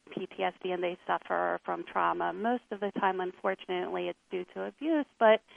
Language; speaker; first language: English; native; English